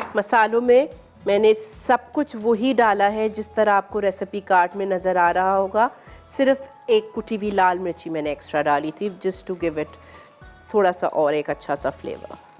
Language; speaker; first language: Urdu; native; Urdu